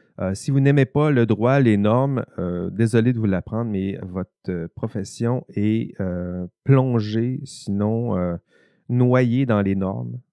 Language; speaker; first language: French; native; French